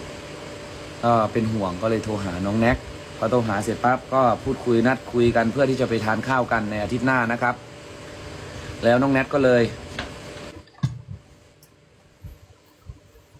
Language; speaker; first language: Thai; native; Thai